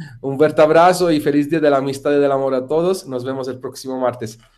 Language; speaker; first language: Spanish; non-native, fluent; Italian